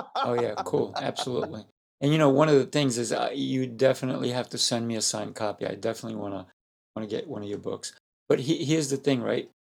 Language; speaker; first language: English; non-native, fluent; Spanish